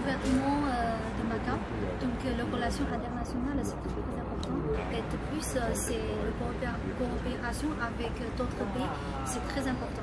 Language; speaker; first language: French; non-native, fluent; Chinese